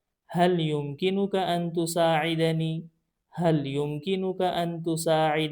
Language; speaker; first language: Arabic; non-native, fluent; Urdu